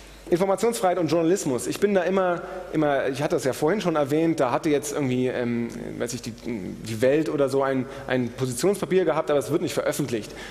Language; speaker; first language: German; native; German